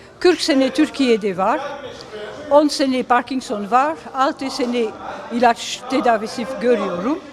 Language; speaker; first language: Turkish; early bilingual, heritage; Turkish